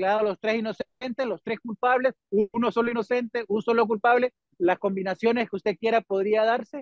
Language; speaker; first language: Spanish; native; Spanish